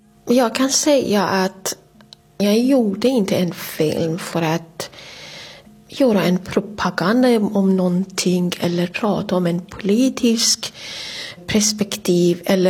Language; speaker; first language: Swedish; non-native, fluent; Persian